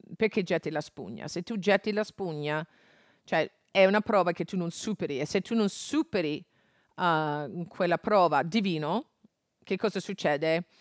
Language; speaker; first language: Italian; non-native, fluent; English